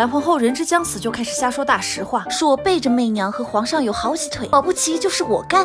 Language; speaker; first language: Chinese; native; Chinese